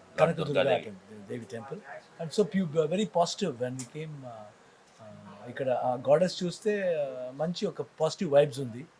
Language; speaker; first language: Telugu; non-native, learner; Kannada